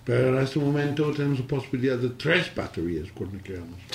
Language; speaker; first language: Spanish; non-native, learner; English